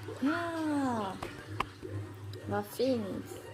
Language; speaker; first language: Swedish; non-native, fluent; Thai